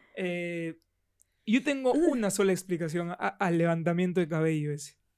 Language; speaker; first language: Spanish; native; Spanish